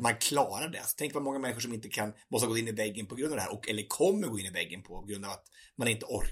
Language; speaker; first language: Swedish; native; Swedish